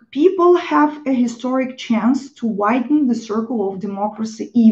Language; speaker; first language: English; non-native, fluent; Russian